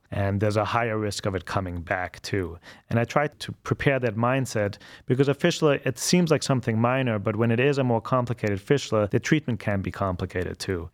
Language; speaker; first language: English; non-native, fluent; German